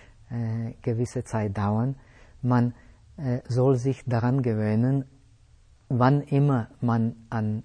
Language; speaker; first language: German; non-native, fluent; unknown